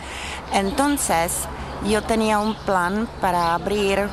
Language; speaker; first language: Spanish; non-native, fluent; Czech